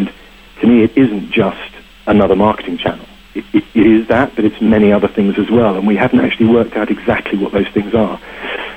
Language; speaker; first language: English; native; English